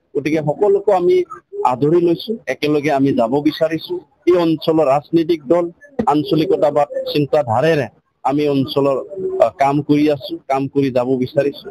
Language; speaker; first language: Assamese; non-native, local second language; Bodo